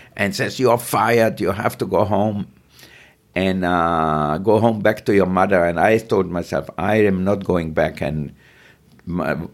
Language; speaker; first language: English; non-native, fluent; German